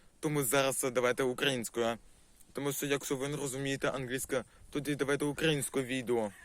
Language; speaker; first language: Ukrainian; non-native, local second language; Russian